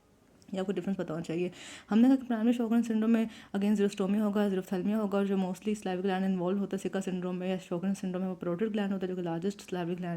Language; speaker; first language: Hindi; native; Hindi